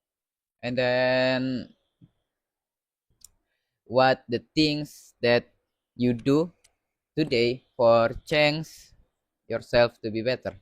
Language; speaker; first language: English; non-native, learner; Indonesian